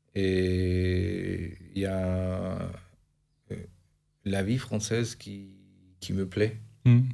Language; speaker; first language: French; non-native, fluent; Albanian